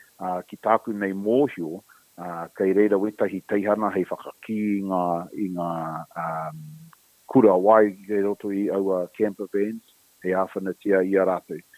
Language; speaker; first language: Māori; non-native, local second language; English